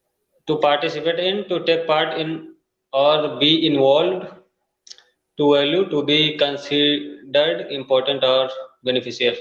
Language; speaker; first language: English; non-native, fluent; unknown